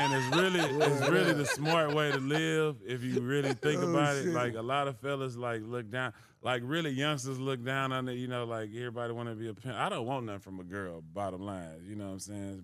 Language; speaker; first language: English; native; English